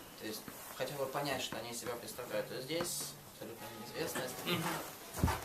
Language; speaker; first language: Russian; native; Russian